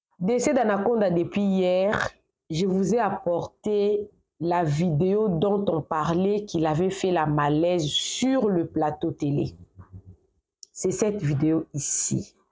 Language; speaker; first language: French; non-native, local second language; Lingala